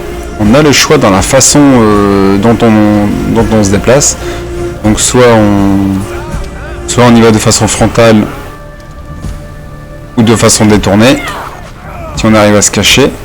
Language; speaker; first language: French; native; French